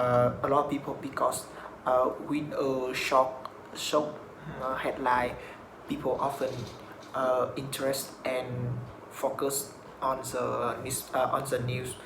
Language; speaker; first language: English; non-native, learner; Vietnamese